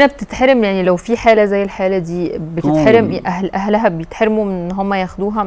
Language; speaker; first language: Arabic; native; Arabic